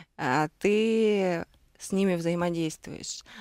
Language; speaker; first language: Russian; native; Russian